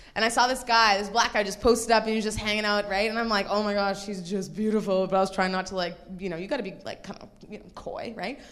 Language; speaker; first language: English; native; English